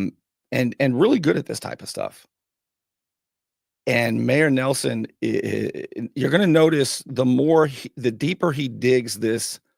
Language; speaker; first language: English; native; English